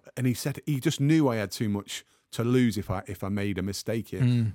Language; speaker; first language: English; native; English